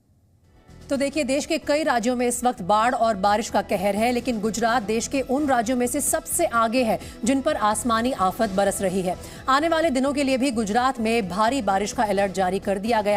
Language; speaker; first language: Hindi; native; Hindi